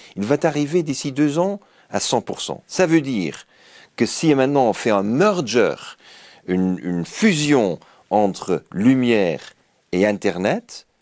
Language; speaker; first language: French; native; French